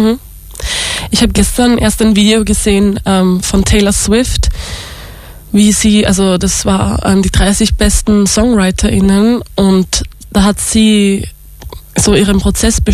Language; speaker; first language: German; native; German